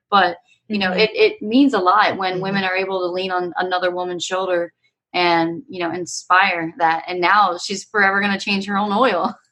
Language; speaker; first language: English; native; English